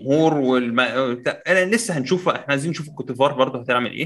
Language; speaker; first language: Arabic; native; Arabic